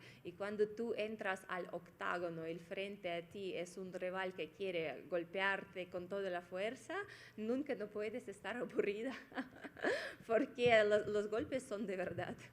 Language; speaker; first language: Spanish; non-native, fluent; Russian